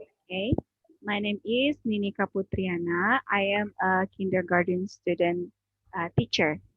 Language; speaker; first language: English; non-native, learner; Indonesian